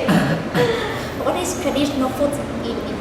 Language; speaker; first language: English; non-native, learner; Vietnamese